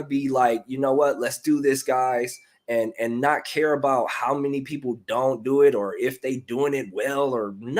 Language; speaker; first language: English; native; English